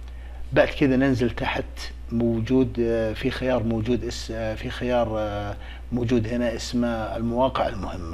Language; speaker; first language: Arabic; native; Arabic